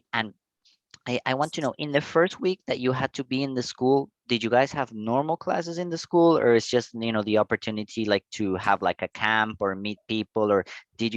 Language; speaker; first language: English; non-native, fluent; Spanish